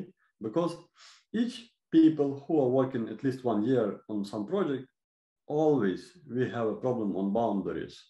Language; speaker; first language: English; non-native, fluent; Ukrainian